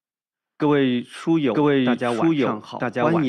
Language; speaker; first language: Chinese; native; Chinese